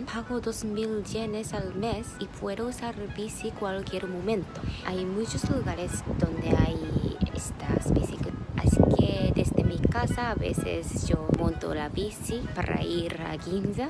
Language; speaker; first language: Spanish; non-native, fluent; Japanese